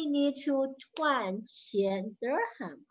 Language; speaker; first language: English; non-native, fluent; Chinese